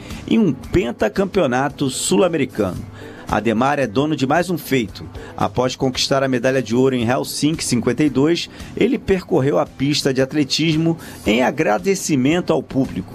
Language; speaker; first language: Portuguese; native; Portuguese